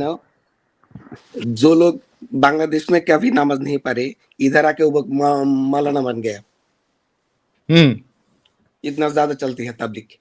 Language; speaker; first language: Hindi; non-native, learner; Bangla